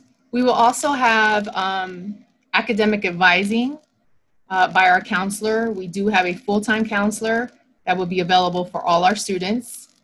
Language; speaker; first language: English; native; English